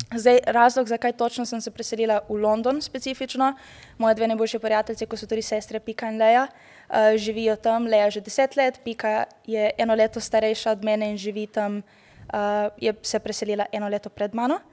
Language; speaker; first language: Slovenian; native; Slovenian